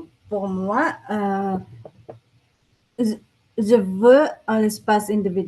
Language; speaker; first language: French; non-native, learner; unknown